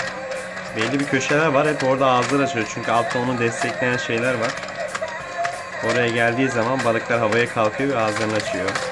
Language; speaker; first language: Turkish; native; Turkish